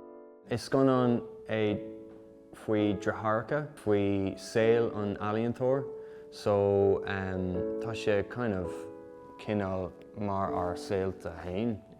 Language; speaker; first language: Irish; native; Irish